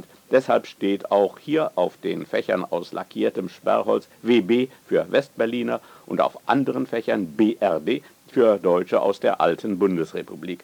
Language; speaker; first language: German; native; German